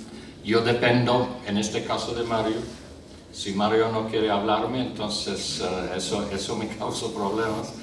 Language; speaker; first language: Spanish; non-native, fluent; English